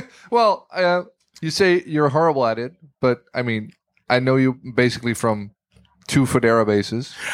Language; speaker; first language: English; non-native, fluent; Dutch